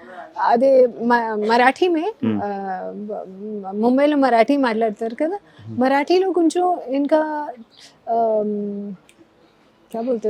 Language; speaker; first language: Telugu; non-native, learner; Hindi